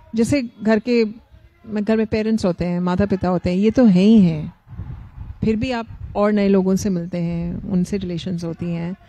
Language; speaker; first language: Hindi; native; Hindi